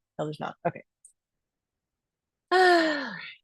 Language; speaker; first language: English; native; English